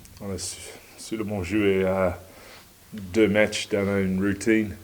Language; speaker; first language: French; non-native, learner; English